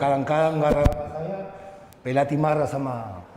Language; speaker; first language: Indonesian; non-native, learner; Spanish